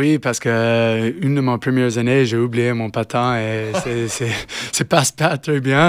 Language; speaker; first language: French; non-native, learner; English